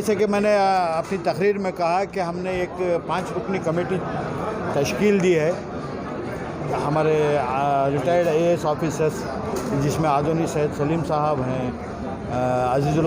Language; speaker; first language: Urdu; native; Urdu